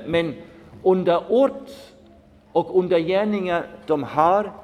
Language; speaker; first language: Swedish; non-native, fluent; German